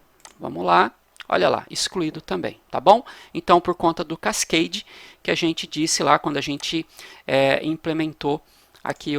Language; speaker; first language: Portuguese; native; Portuguese